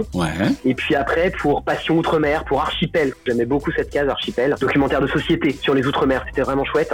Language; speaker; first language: French; native; French